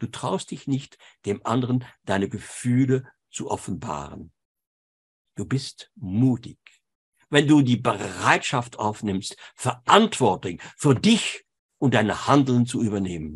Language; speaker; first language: German; non-native, fluent; French